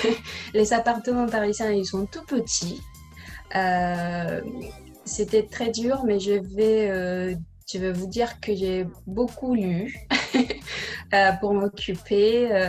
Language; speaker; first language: French; non-native, learner; Spanish